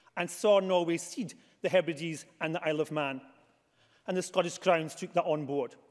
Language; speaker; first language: English; native; English